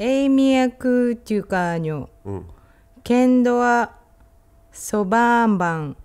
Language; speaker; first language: Hungarian; non-native, learner; Japanese